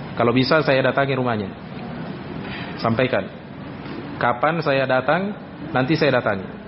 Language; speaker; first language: Indonesian; native; Indonesian